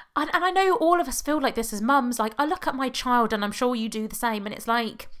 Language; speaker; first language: English; native; English